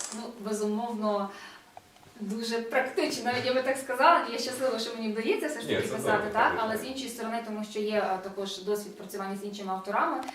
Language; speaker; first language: Ukrainian; native; Ukrainian